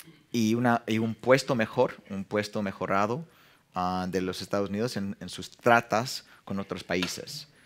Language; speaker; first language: Spanish; non-native, fluent; English